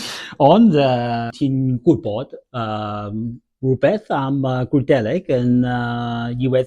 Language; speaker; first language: Welsh; non-native, learner; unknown